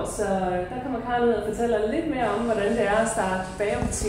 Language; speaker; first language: Danish; native; Danish